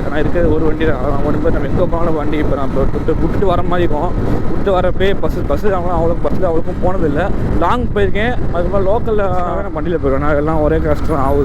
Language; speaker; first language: Tamil; native; Tamil